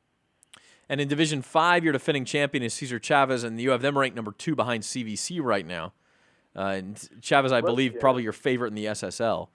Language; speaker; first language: English; native; English